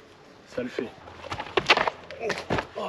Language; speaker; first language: French; native; French